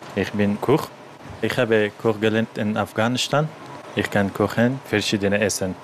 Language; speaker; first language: German; non-native, learner; Persian